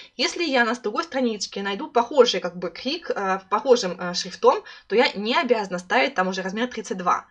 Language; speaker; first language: Russian; native; Russian